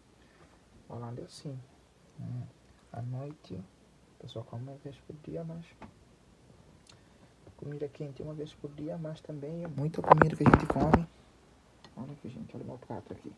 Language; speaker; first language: Portuguese; non-native, local second language; Kabuverdianu